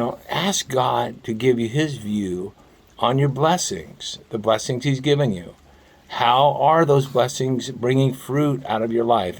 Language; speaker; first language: English; native; English